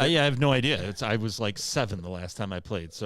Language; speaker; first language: English; native; English